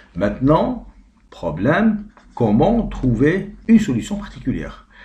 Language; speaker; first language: French; non-native, local second language; Arabic